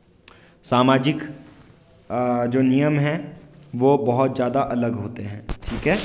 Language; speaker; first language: Hindi; native; Hindi